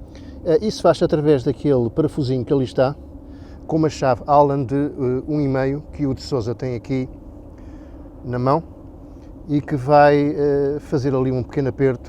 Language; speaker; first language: Portuguese; native; Portuguese